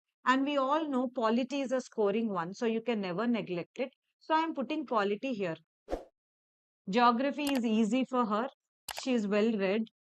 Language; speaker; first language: English; non-native, local second language; Telugu